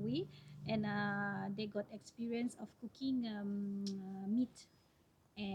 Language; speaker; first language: English; non-native, local second language; Iban